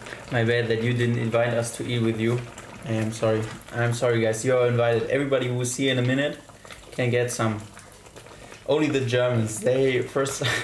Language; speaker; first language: English; non-native, fluent; German